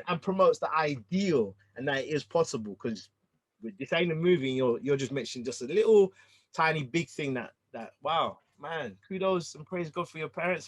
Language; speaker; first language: English; native; English